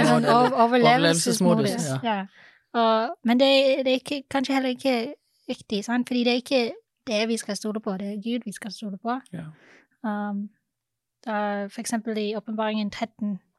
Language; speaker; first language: Norwegian; non-native, fluent; English